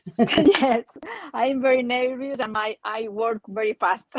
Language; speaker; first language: English; non-native, learner; Spanish